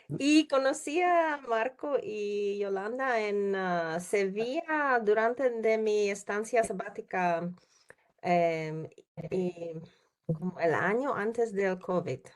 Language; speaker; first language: Spanish; non-native, learner; Czech